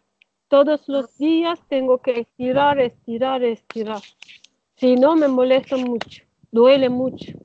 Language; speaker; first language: Spanish; non-native, learner; Turkish